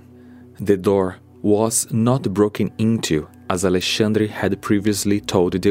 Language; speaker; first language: English; non-native, fluent; Portuguese